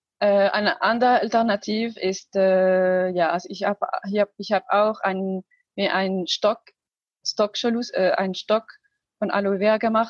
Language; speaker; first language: German; non-native, learner; Arabic